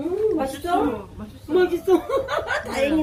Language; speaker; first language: Korean; native; Korean